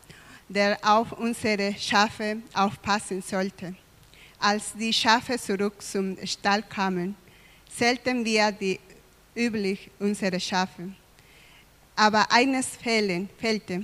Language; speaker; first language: German; non-native, fluent; Spanish